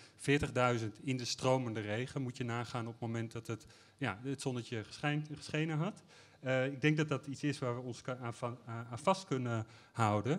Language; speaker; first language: Dutch; native; Dutch